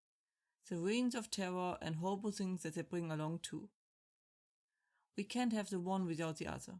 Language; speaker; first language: English; non-native, fluent; German